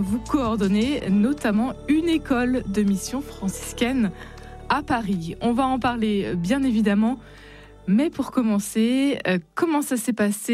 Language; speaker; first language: French; native; French